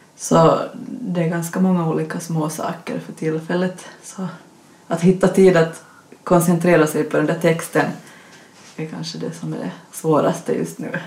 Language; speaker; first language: Swedish; native; Swedish